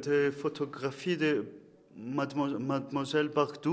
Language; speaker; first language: French; non-native, learner; Portuguese